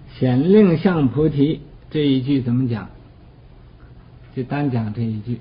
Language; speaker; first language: Chinese; native; Chinese